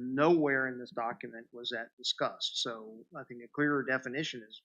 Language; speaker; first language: English; native; English